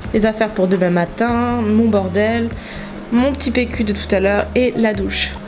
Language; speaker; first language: French; native; French